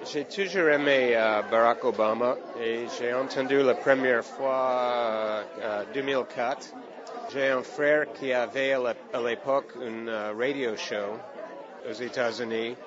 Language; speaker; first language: French; non-native, fluent; English